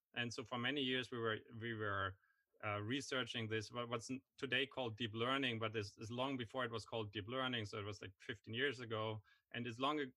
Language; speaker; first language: English; non-native, fluent; German